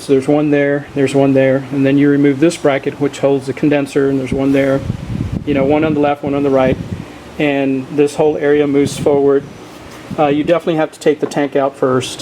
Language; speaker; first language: English; native; English